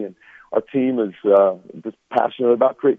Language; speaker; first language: English; native; English